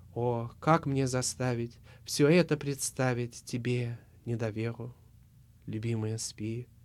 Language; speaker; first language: Russian; early bilingual, heritage; Russian